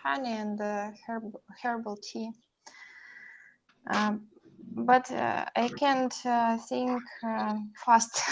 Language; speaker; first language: English; non-native, learner; Russian